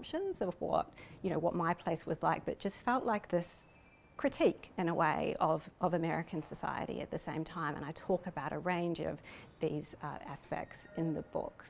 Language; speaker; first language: English; native; English